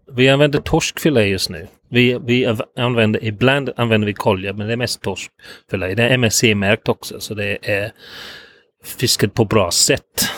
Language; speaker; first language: Swedish; non-native, fluent; English